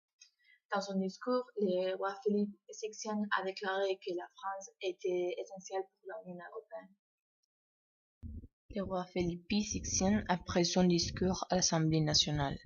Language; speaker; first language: French; non-native, learner; Spanish